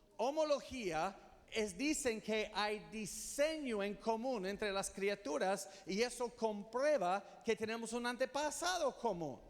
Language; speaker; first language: Spanish; non-native, fluent; English